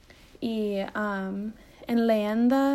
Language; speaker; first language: Spanish; non-native, learner; English